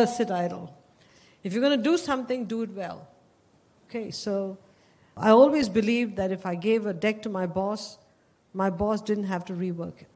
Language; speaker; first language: English; non-native, local second language; Tamil